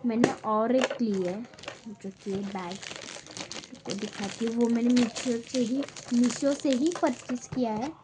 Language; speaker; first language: Hindi; non-native, local second language; Marathi